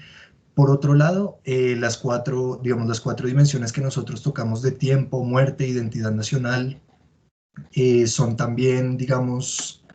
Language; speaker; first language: Spanish; native; Spanish